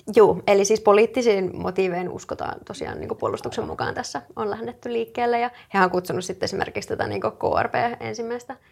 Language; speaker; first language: Finnish; native; Finnish